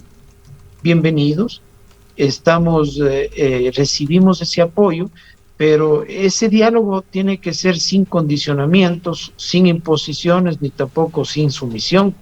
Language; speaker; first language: Spanish; native; Spanish